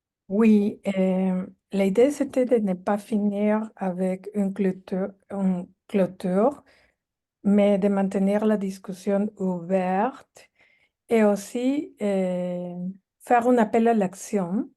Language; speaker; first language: French; non-native, fluent; Spanish